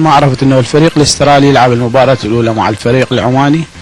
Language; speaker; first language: Arabic; native; Arabic